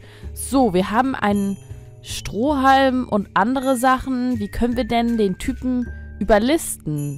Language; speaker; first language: German; native; German